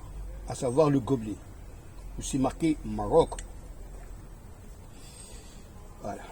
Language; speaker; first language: French; native; French